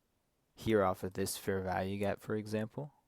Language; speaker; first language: English; native; English